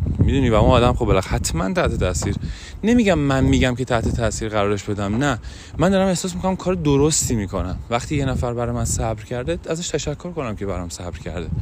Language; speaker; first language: Persian; non-native, local second language; Azerbaijani